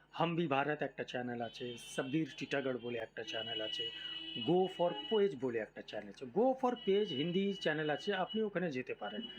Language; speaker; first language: Bangla; non-native, local second language; Hindi